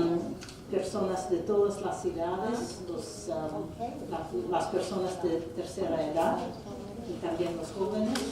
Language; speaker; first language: Spanish; non-native, fluent; English